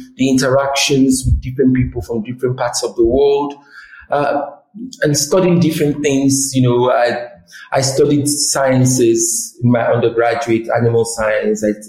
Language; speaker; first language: English; non-native, local second language; Yoruba